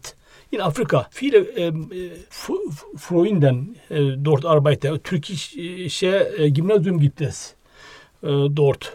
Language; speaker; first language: German; non-native, learner; Turkish